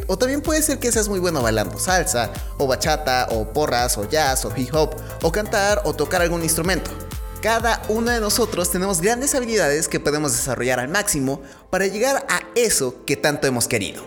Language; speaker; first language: Spanish; native; Spanish